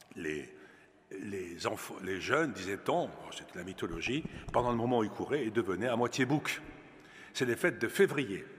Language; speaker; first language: French; native; French